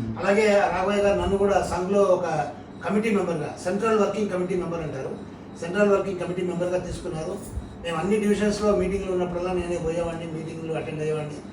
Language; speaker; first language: Telugu; non-native, local second language; Tamil